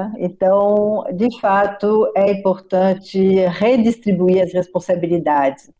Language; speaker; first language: Portuguese; non-native, fluent; French